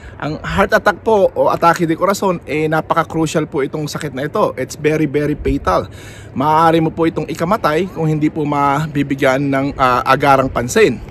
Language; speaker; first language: Filipino; native; Filipino